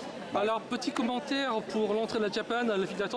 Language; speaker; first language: French; native; French